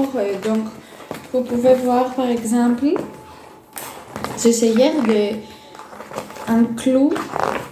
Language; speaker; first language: French; non-native, fluent; Greek